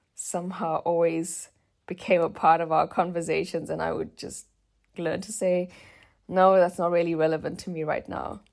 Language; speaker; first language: English; native; English